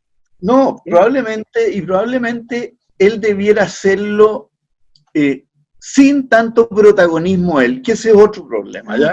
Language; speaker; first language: Spanish; native; Spanish